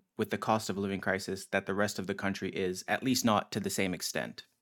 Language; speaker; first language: English; native; English